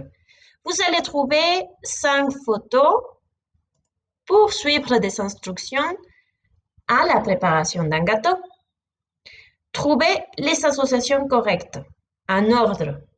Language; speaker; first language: French; non-native, fluent; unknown